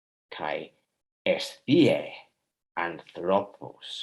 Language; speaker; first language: Greek; non-native, fluent; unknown